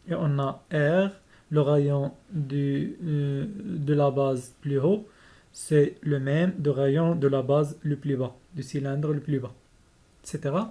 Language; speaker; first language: French; non-native, local second language; Arabic